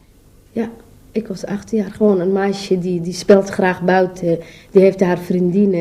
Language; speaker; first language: Dutch; non-native, learner; Somali